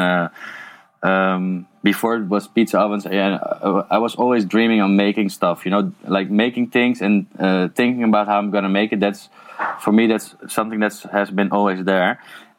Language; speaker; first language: English; non-native, fluent; Dutch